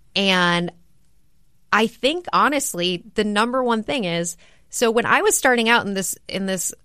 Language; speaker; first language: English; native; English